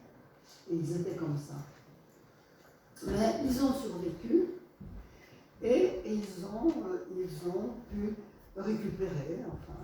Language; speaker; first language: French; non-native, fluent; Polish